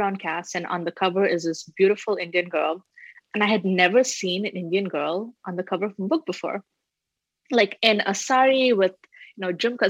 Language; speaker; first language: English; non-native, fluent; Tamil